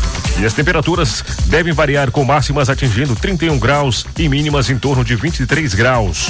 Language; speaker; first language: Portuguese; native; Portuguese